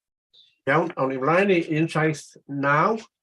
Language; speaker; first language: Welsh; native; Welsh